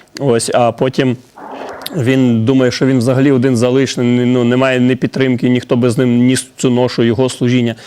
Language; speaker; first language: Ukrainian; native; Ukrainian